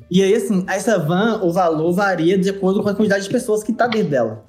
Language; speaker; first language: Portuguese; native; Portuguese